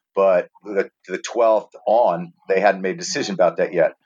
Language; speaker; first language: English; native; English